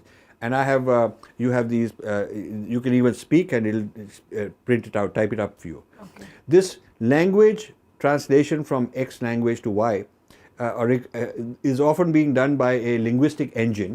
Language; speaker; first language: English; non-native, local second language; Hindi